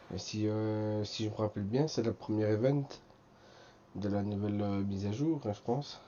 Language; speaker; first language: French; native; French